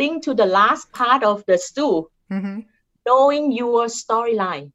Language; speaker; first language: English; non-native, fluent; Thai